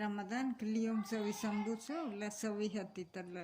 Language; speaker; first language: Arabic; non-native, learner; Oromo